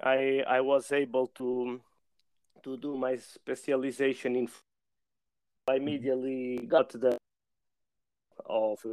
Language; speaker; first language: English; non-native, learner; Portuguese